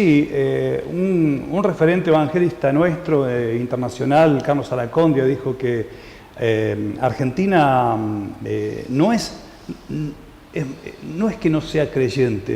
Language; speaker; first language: Spanish; native; Spanish